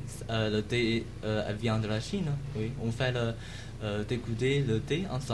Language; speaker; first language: French; non-native, learner; Chinese